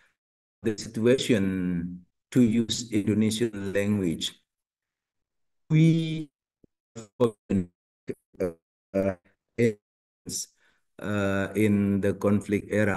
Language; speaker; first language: English; non-native, learner; Indonesian